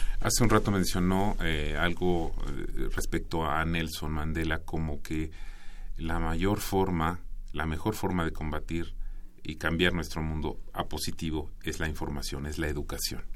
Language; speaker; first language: Spanish; native; Spanish